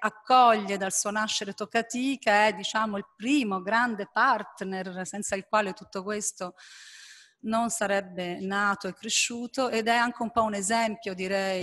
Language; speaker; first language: Italian; native; Italian